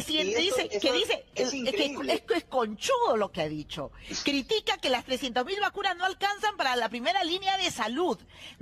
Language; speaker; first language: Spanish; native; Spanish